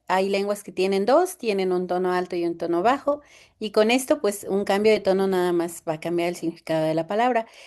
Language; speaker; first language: Spanish; non-native, local second language; Zapotec